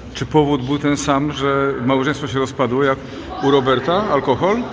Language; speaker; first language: Polish; native; Polish